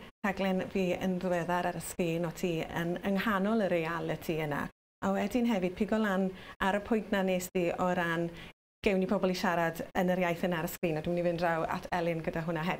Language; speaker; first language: Welsh; native; Welsh